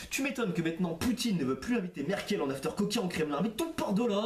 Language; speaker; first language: French; native; French